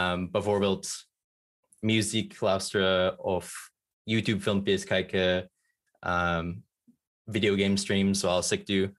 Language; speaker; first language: Dutch; non-native, fluent; English